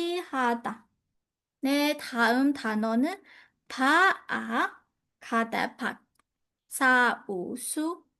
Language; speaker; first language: Korean; non-native, learner; Burmese